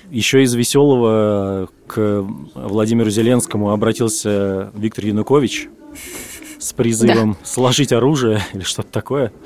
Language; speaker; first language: Russian; native; Russian